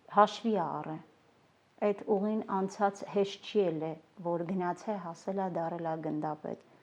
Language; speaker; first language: Armenian; non-native, local second language; Kurdish